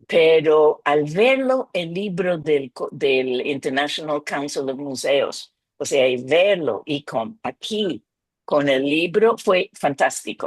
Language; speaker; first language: Spanish; non-native, fluent; English